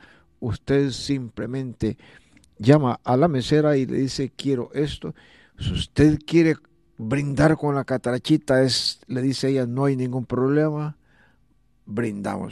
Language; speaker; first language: Spanish; native; Spanish